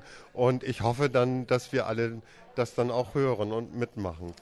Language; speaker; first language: German; native; German